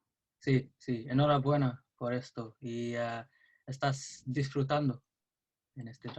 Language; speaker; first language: Spanish; non-native, learner; English